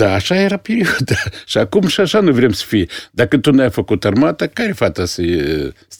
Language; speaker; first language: Romanian; non-native, local second language; Russian